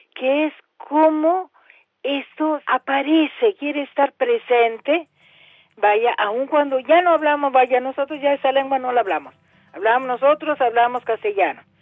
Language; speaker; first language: Spanish; non-native, local second language; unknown